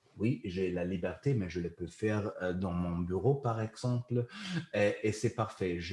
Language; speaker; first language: French; non-native, learner; German